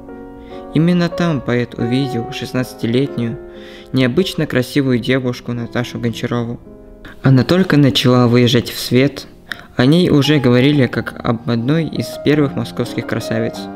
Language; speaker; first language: Russian; native; Russian